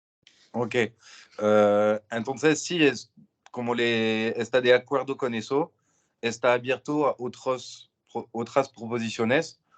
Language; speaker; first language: Spanish; non-native, learner; French